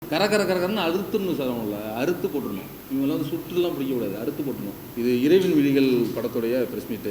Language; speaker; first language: Tamil; native; Tamil